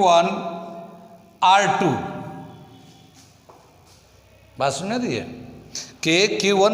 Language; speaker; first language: Hindi; native; Hindi